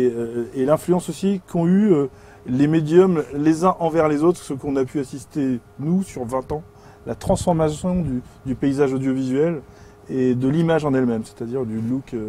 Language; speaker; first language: French; native; French